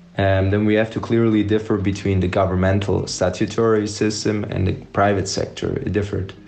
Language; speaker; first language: English; non-native, fluent; German